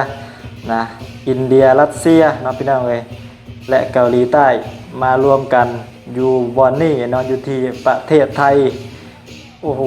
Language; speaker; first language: Thai; non-native, local second language; Northeastern Thai